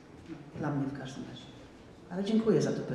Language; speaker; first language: Polish; non-native, fluent; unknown